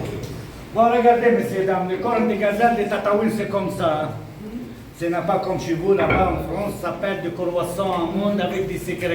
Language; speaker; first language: French; non-native, learner; Arabic